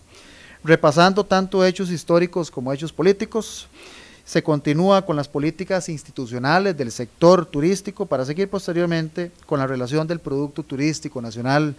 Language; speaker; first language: Spanish; native; Spanish